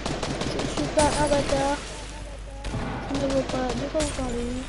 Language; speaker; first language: French; native; French